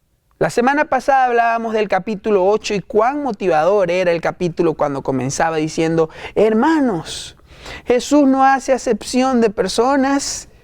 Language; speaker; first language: Spanish; native; Spanish